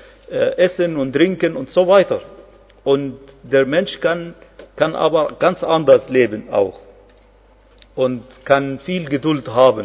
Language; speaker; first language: German; non-native, fluent; Arabic